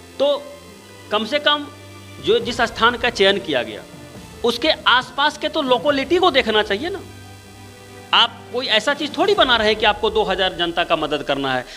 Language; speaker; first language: Hindi; native; Hindi